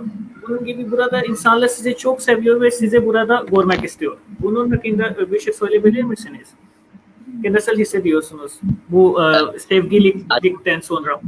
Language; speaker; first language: Turkish; non-native, fluent; Urdu